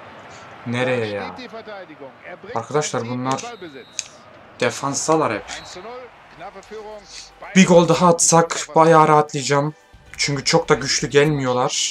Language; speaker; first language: Turkish; native; Turkish